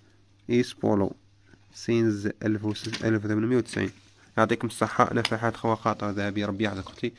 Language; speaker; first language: Arabic; native; Arabic